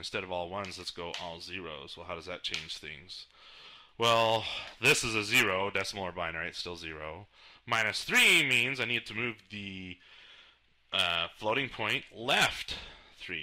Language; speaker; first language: English; native; English